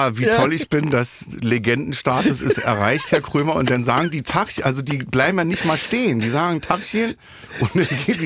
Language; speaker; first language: German; native; German